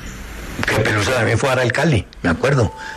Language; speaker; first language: Spanish; native; Spanish